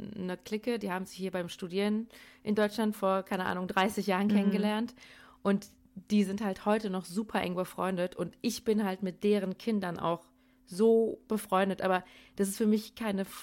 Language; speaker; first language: German; native; German